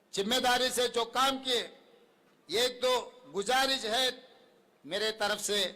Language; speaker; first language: Hindi; non-native, local second language; Telugu